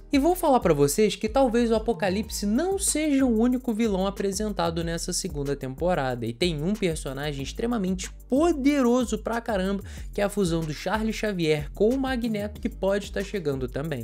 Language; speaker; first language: Portuguese; native; Portuguese